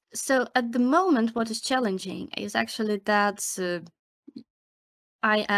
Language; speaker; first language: English; non-native, fluent; Ukrainian